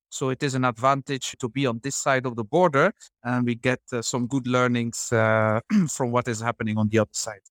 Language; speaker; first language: English; non-native, fluent; Dutch